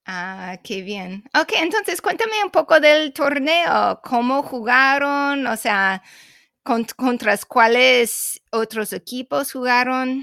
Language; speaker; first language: Spanish; non-native, fluent; English